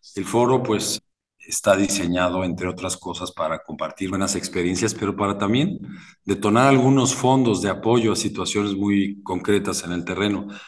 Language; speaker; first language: Spanish; native; Spanish